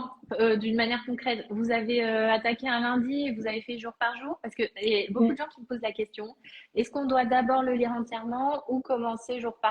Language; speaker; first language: French; native; French